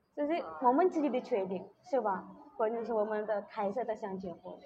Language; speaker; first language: Chinese; non-native, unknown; Indonesian